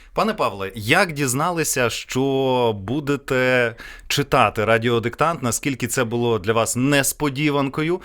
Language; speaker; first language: Ukrainian; native; Ukrainian